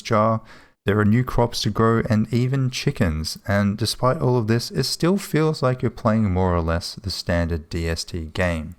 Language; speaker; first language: English; native; English